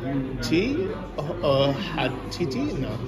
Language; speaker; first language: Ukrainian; non-native, learner; English